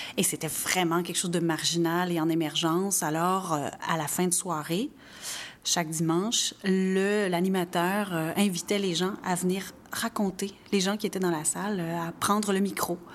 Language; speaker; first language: French; native; French